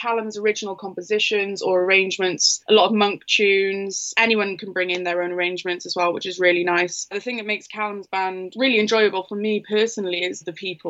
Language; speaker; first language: English; native; English